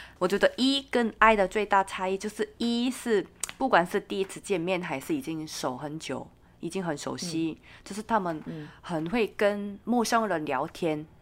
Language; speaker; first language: Chinese; non-native, fluent; Korean